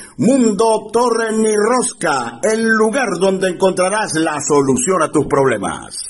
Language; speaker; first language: Spanish; native; Spanish